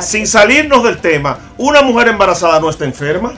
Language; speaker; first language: Spanish; native; Spanish